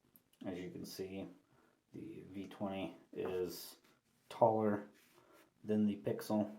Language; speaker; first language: English; native; English